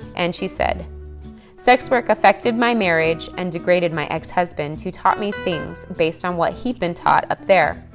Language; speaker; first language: English; native; English